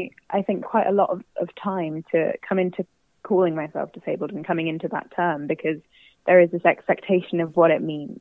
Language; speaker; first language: English; native; English